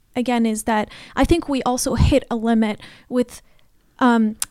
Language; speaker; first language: English; non-native, fluent; Arabic